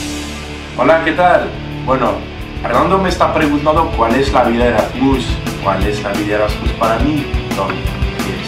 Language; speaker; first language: Spanish; non-native, fluent; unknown